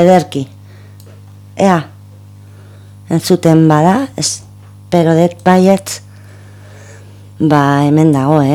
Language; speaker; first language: Basque; non-native, local second language; Spanish